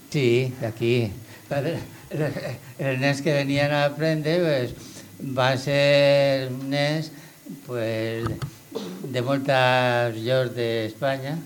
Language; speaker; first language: Catalan; non-native, local second language; Spanish